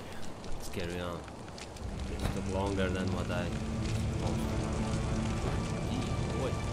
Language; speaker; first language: English; non-native, fluent; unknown